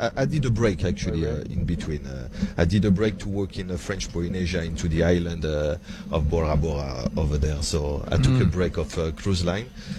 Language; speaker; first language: English; non-native, fluent; French